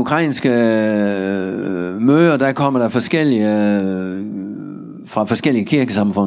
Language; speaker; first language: Danish; non-native, learner; Russian